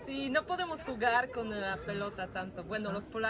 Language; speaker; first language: Spanish; non-native, fluent; Polish